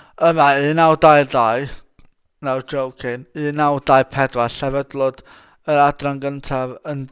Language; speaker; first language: Welsh; non-native, local second language; English